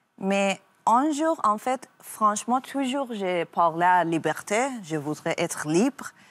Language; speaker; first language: French; non-native, learner; Persian